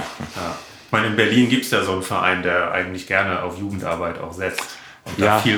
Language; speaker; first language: German; native; German